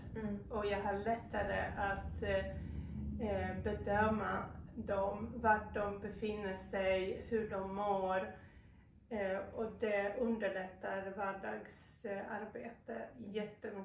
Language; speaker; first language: Swedish; non-native, fluent; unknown